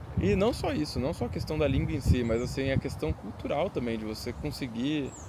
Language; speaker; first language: Portuguese; native; Portuguese